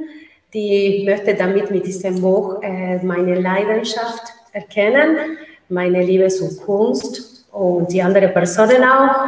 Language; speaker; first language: German; non-native, learner; Spanish